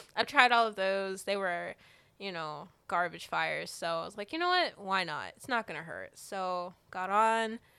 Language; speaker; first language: English; native; English